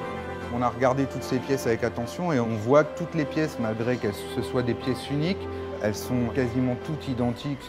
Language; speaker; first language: French; native; French